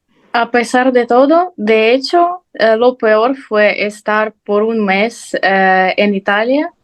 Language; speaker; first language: Spanish; non-native, fluent; Ukrainian